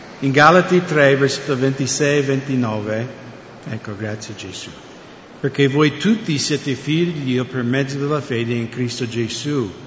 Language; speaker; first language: Italian; non-native, fluent; English